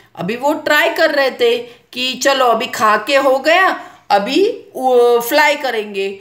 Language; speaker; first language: Hindi; non-native, local second language; Marathi